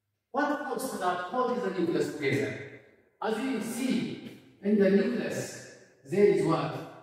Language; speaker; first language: English; non-native, local second language; Amharic